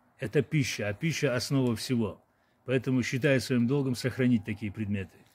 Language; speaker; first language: Russian; non-native, local second language; Adyghe